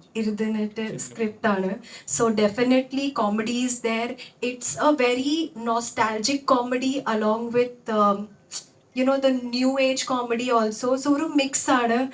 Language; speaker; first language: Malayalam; non-native, local second language; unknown